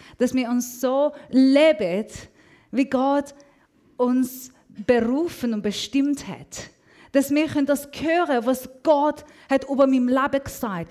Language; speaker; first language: German; non-native, fluent; Persian